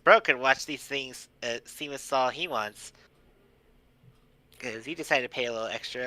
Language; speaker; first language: English; native; English